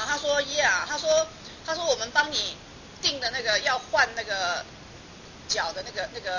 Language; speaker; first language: Chinese; native; Chinese